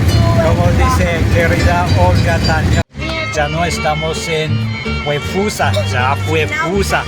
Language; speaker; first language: Spanish; non-native, fluent; Japanese